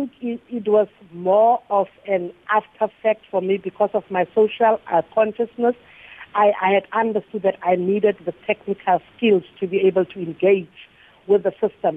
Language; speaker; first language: English; non-native, local second language; Tswana